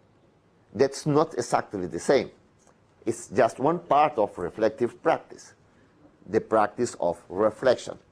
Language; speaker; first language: English; non-native, fluent; Spanish